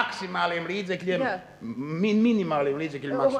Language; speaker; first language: Latvian; native; Latvian